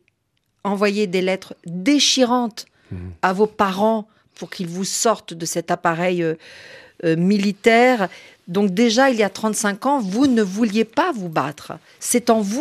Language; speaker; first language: French; native; French